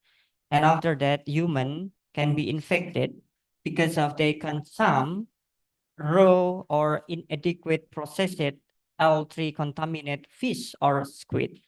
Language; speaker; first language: English; non-native, learner; Indonesian